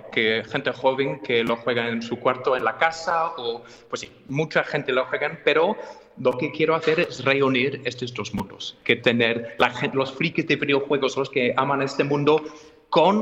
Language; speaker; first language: Spanish; non-native, fluent; English